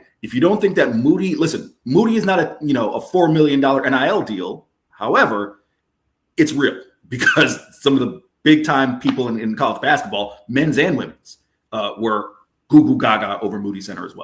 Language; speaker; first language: English; native; English